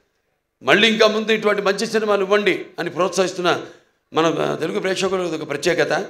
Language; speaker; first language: Telugu; native; Telugu